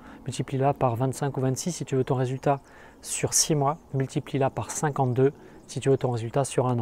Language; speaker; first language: French; native; French